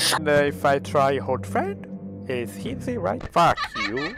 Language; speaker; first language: English; non-native, learner; Italian